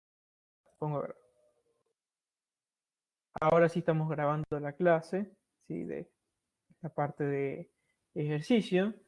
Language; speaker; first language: Spanish; native; Spanish